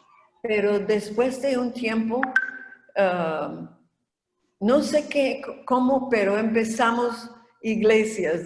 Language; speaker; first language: Spanish; non-native, fluent; English